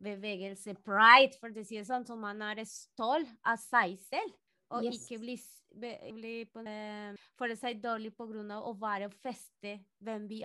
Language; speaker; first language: Norwegian; non-native, fluent; Spanish